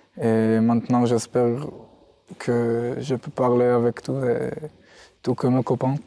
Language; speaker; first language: French; non-native, learner; Hebrew